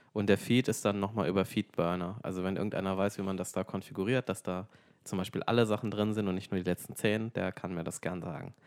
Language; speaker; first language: German; native; German